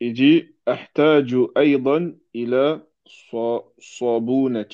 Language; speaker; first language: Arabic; non-native, learner; French